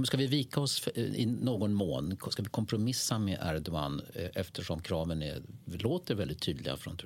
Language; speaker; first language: Swedish; native; Swedish